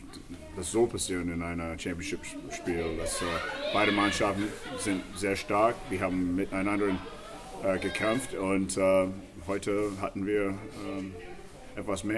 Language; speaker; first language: German; non-native, fluent; English